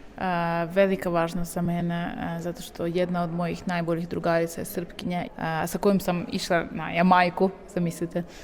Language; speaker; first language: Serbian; non-native, fluent; Russian